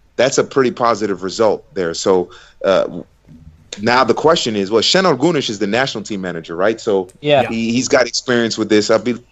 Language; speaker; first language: English; native; English